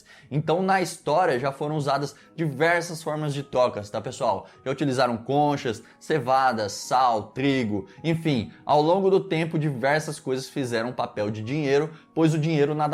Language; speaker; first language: Portuguese; native; Portuguese